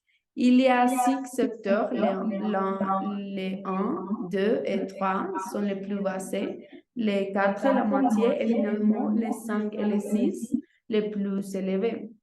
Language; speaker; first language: French; non-native, learner; Spanish